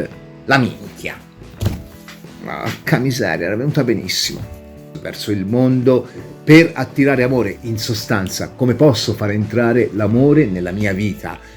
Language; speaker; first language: Italian; native; Italian